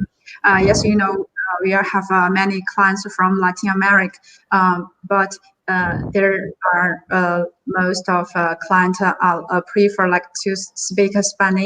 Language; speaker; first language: English; non-native, learner; Chinese